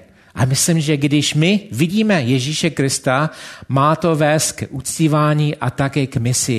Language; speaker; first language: Czech; non-native, fluent; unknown